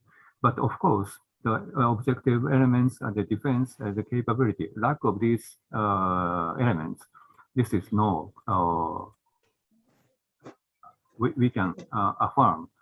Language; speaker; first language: English; non-native, learner; Japanese